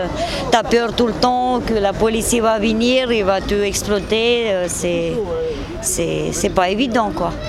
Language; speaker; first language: French; non-native, learner; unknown